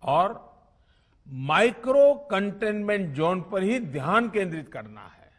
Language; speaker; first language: Hindi; non-native, local second language; Gujarati